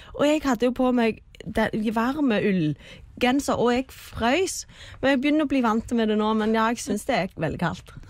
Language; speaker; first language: Norwegian; native; Norwegian